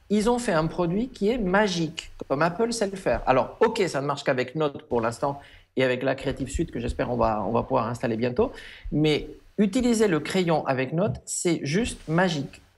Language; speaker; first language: French; non-native, fluent; Spanish